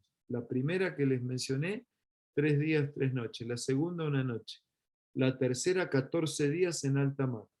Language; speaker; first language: Spanish; native; Spanish